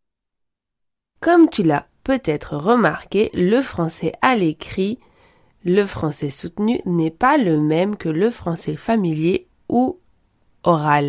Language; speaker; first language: French; native; French